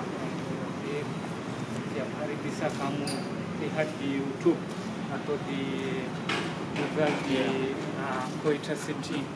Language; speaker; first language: Indonesian; non-native, learner; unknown